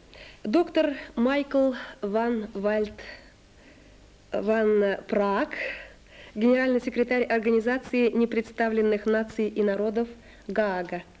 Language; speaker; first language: Russian; native; Russian